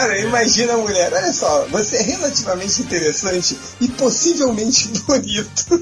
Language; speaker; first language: Portuguese; native; Portuguese